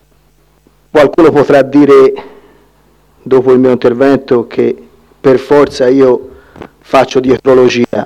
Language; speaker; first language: Italian; native; Italian